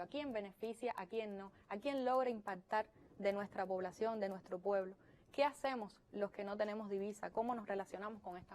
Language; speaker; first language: Spanish; native; Spanish